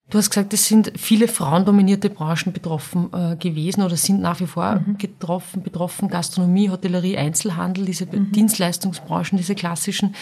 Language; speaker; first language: German; native; German